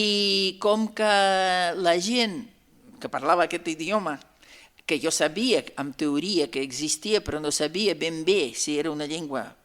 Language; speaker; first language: Catalan; non-native, fluent; Russian